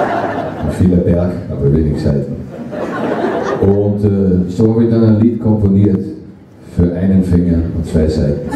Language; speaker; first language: German; non-native, fluent; Dutch